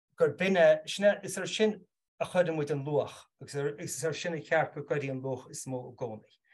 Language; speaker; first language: Irish; native; Irish